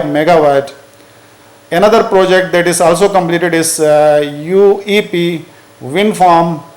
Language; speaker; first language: English; non-native, local second language; Urdu